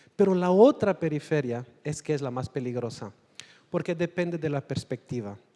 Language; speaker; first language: Spanish; non-native, fluent; Portuguese